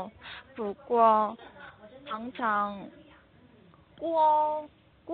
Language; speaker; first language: Chinese; non-native, learner; Korean